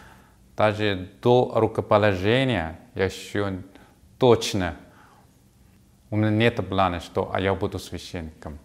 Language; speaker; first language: Russian; non-native, learner; Chinese